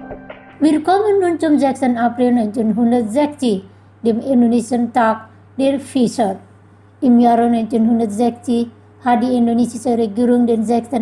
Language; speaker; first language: German; non-native, fluent; Indonesian